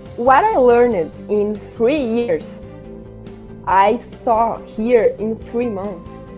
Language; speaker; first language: English; non-native, learner; Portuguese